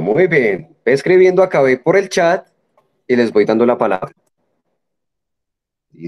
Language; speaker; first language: Spanish; native; Spanish